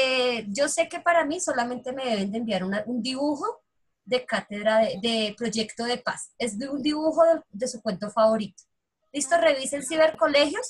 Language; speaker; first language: Spanish; native; Spanish